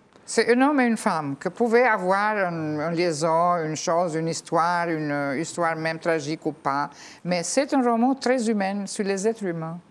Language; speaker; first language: French; non-native, fluent; Albanian